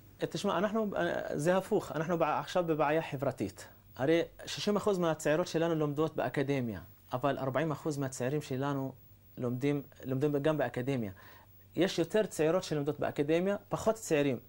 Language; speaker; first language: Hebrew; non-native, local second language; Arabic